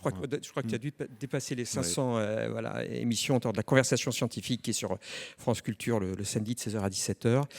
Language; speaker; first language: French; native; French